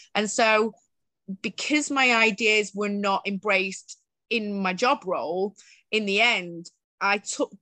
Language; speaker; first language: English; native; English